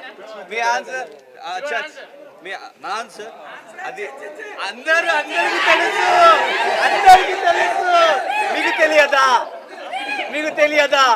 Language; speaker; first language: Telugu; non-native, learner; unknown